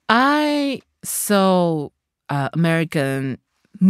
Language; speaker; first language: English; non-native, learner; Japanese